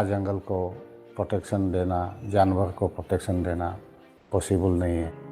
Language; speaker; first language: Hindi; non-native, local second language; Nyishi